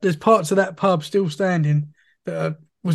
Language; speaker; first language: English; native; English